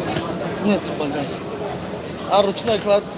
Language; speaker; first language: Russian; non-native, local second language; Tajik